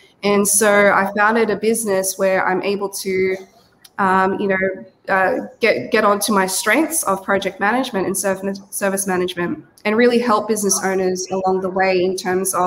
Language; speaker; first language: English; native; English